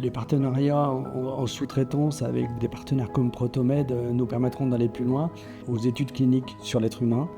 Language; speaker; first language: French; native; French